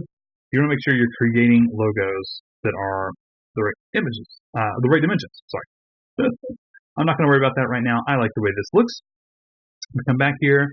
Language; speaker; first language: English; native; English